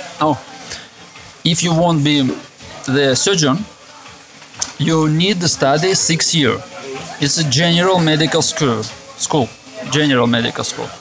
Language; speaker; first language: English; non-native, learner; Russian